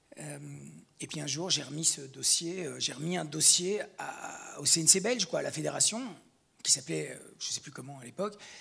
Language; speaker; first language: French; native; French